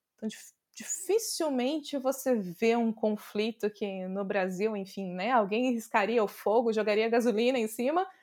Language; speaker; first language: Portuguese; native; Portuguese